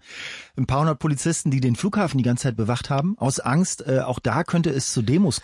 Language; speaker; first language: German; native; German